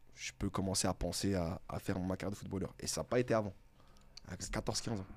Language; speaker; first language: French; native; French